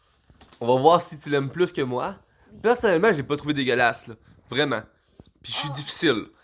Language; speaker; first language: French; native; French